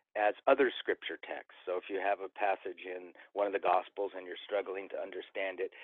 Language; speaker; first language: English; native; English